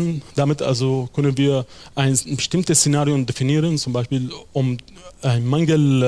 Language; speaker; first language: German; non-native, fluent; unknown